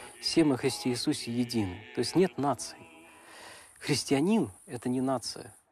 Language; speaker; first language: Russian; non-native, local second language; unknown